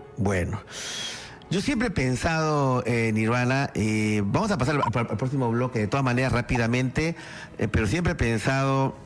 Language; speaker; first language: Spanish; native; Spanish